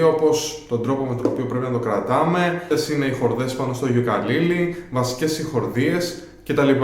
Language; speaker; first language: Greek; native; Greek